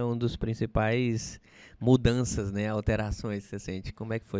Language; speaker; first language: Portuguese; native; Portuguese